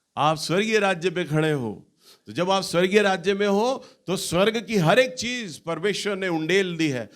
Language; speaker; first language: Hindi; native; Hindi